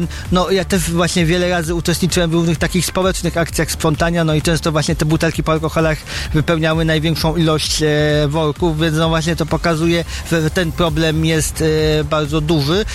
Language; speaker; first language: Polish; native; Polish